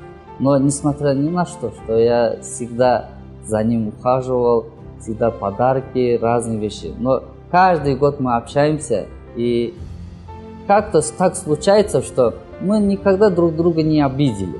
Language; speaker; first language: Russian; non-native, learner; Kyrgyz